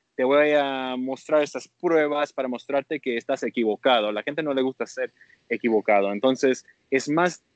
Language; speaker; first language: Spanish; early bilingual, heritage; Spanish